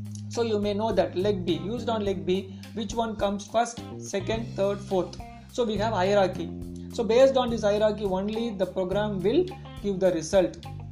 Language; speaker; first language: English; non-native, local second language; Tamil